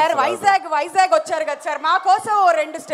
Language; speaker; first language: Telugu; native; Telugu